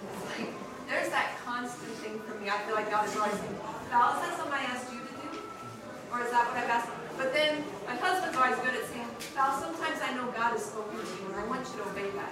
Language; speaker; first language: English; native; English